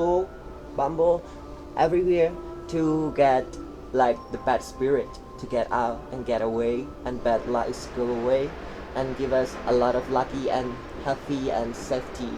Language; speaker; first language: English; non-native, learner; Chinese